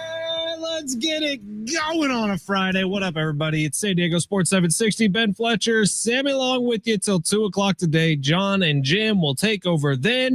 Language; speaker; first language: English; native; English